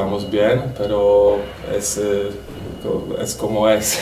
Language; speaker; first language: Spanish; non-native, learner; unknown